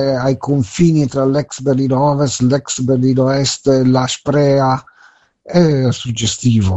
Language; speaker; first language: Italian; native; Italian